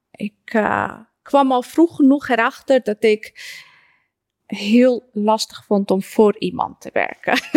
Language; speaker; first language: Dutch; early bilingual, other home language; Persian